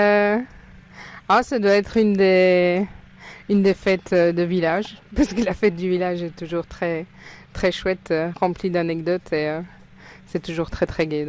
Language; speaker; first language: French; non-native, fluent; Dutch